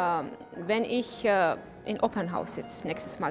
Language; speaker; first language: German; non-native, fluent; Persian